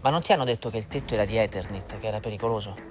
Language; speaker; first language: Italian; native; Italian